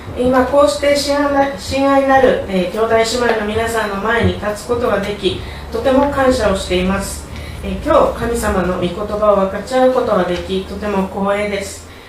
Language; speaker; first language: Japanese; native; Japanese